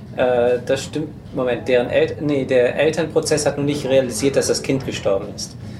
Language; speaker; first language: German; native; German